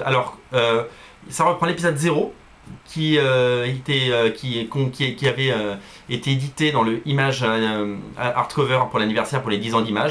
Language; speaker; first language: French; native; French